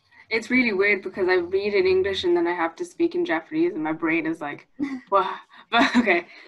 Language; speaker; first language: English; early bilingual, other home language; Japanese